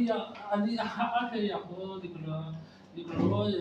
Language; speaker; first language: Hebrew; non-native, learner; English